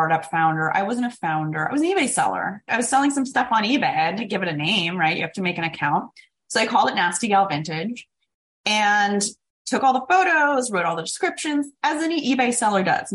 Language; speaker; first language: English; native; English